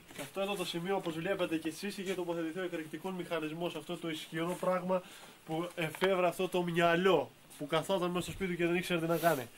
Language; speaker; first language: Greek; native; Greek